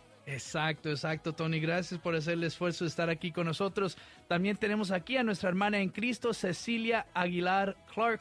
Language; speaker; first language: Spanish; early bilingual, heritage; Spanish